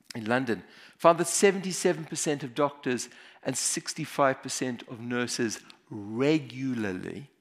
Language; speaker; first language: English; native; English